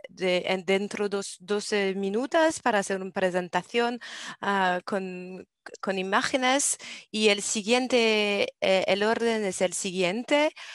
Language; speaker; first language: Spanish; non-native, learner; English